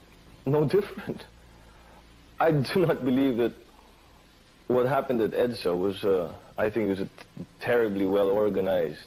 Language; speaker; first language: English; non-native, fluent; Filipino